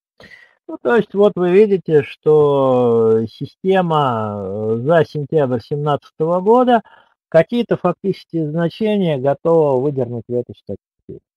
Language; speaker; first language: Russian; native; Russian